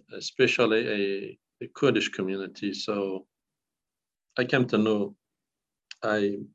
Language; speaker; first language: English; non-native, fluent; Kurdish